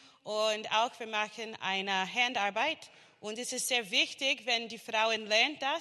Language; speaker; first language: German; non-native, learner; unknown